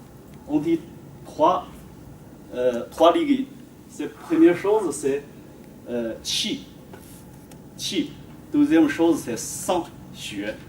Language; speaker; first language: French; non-native, fluent; Chinese